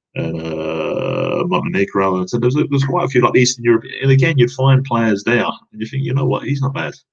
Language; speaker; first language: English; native; English